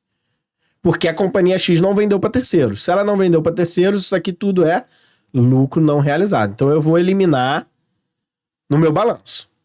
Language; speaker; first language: Portuguese; native; Portuguese